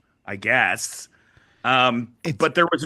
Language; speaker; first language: English; native; English